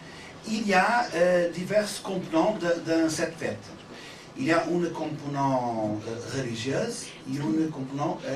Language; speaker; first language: French; non-native, learner; Portuguese